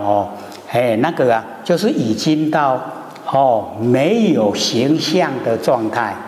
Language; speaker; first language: Chinese; native; Chinese